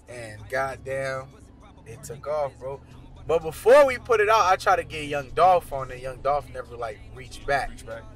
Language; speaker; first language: English; early bilingual, other home language; Haitian Creole